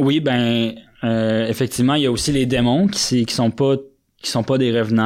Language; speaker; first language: French; native; French